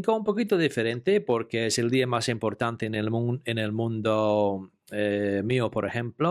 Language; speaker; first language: Spanish; non-native, fluent; English